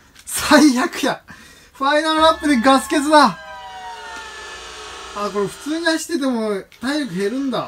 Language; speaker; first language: Japanese; native; Japanese